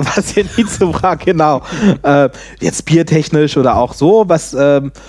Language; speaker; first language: German; native; German